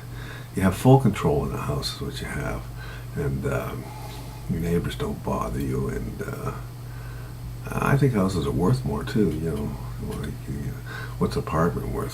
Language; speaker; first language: English; native; English